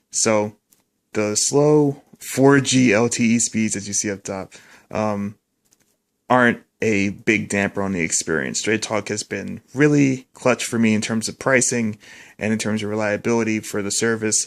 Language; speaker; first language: English; native; English